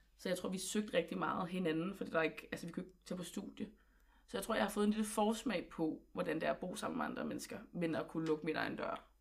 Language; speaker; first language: Danish; native; Danish